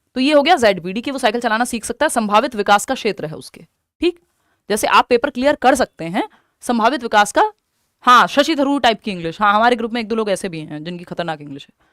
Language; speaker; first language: Hindi; native; Hindi